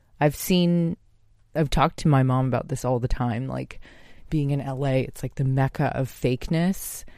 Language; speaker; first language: English; native; English